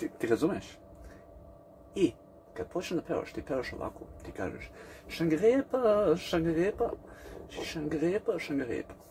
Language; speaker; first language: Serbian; early bilingual, heritage; English